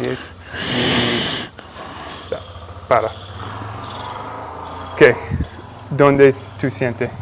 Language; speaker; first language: Spanish; non-native, learner; English